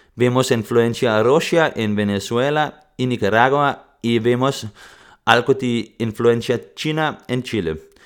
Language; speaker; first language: Spanish; non-native, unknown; Danish